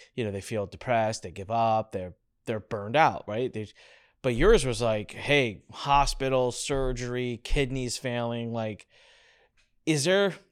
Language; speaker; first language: English; early bilingual, other home language; Hindi